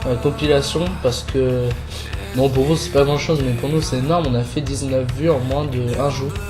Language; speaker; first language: French; native; French